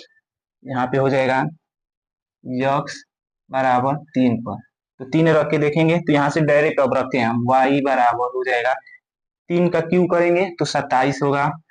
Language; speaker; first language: Hindi; native; Hindi